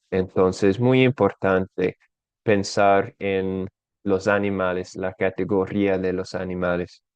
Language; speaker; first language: Spanish; non-native, fluent; English